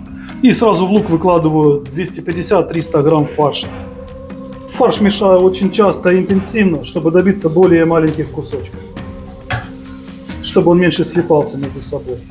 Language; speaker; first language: Russian; native; Russian